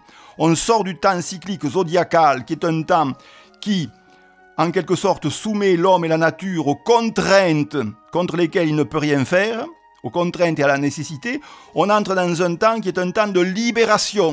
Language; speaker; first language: French; native; French